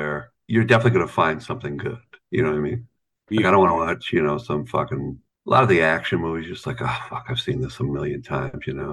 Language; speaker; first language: English; native; English